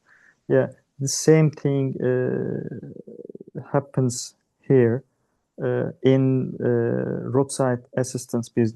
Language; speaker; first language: English; non-native, learner; Turkish